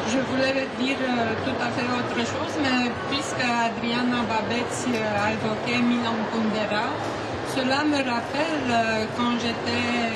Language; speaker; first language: French; non-native, fluent; Romanian